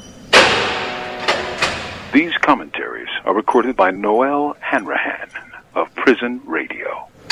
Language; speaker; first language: English; native; English